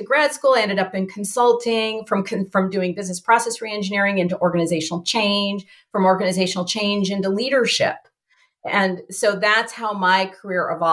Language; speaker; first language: English; native; English